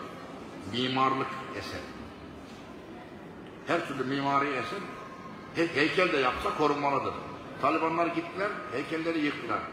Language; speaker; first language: Turkish; native; Turkish